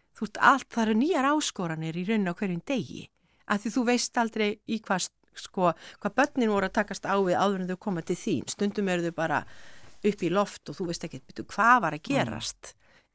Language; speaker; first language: Icelandic; native; Icelandic